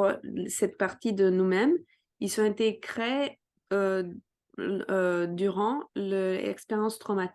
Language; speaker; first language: French; non-native, fluent; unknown